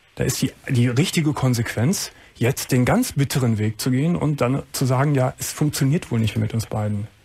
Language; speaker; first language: German; native; German